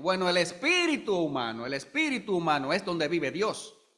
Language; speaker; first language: Spanish; native; Spanish